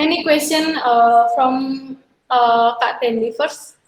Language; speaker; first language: English; non-native, learner; Indonesian